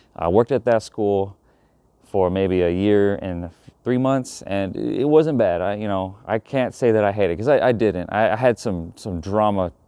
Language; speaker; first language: English; native; English